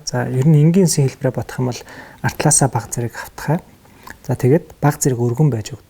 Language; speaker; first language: Mongolian; native; Mongolian